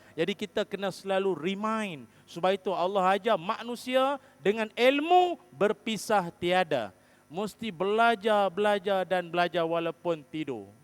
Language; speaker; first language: Malay; native; Malay